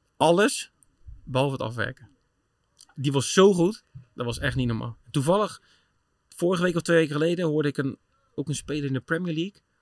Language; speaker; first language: Dutch; native; Dutch